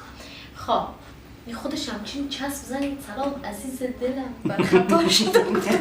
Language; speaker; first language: Persian; native; Persian